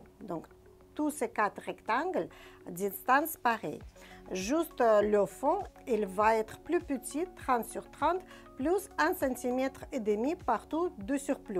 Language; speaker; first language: French; non-native, fluent; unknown